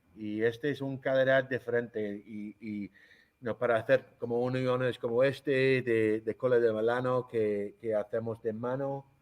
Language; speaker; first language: Spanish; non-native, fluent; English